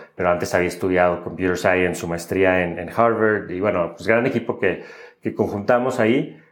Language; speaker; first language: Spanish; native; Spanish